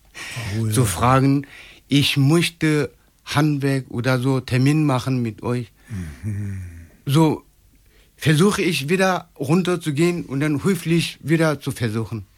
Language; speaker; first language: German; non-native, learner; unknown